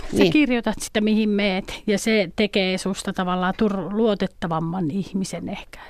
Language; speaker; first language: Finnish; native; Finnish